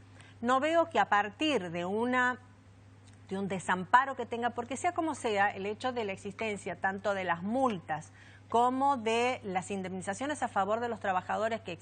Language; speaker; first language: Spanish; native; Spanish